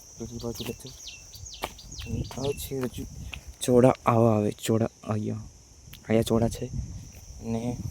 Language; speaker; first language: Gujarati; non-native, local second language; Rathawi